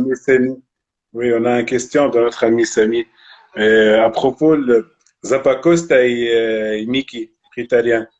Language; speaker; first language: French; non-native, local second language; Arabic